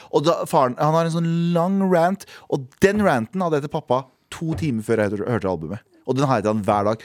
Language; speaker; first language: Norwegian; early bilingual, other home language; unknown